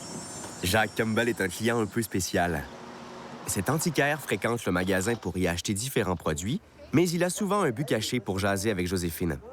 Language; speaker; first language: French; native; French